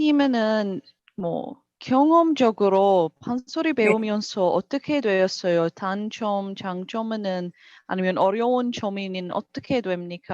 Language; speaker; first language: Korean; non-native, learner; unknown